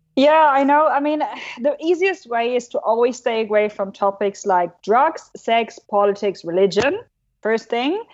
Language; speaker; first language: English; non-native, fluent; German